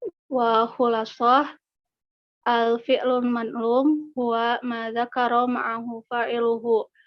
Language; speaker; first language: Arabic; non-native, learner; Indonesian